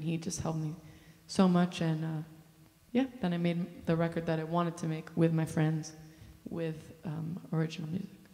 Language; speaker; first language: English; native; English